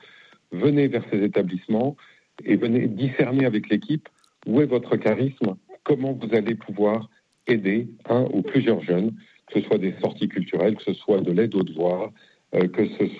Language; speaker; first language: French; native; French